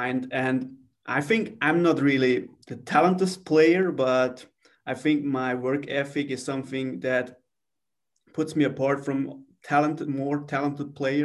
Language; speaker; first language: English; non-native, fluent; Swiss German